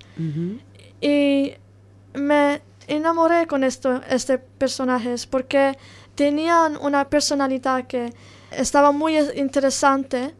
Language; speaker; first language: Spanish; non-native, learner; Italian